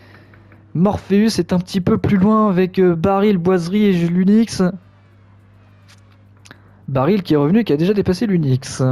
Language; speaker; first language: French; native; French